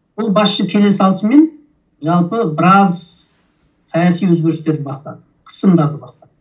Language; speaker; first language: Kazakh; early bilingual, heritage; Kazakh